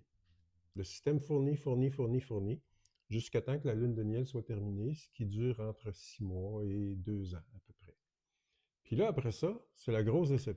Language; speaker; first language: French; native; French